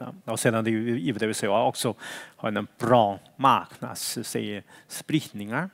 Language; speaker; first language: Swedish; non-native, fluent; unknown